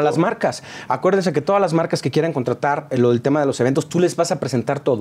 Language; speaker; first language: Spanish; native; Spanish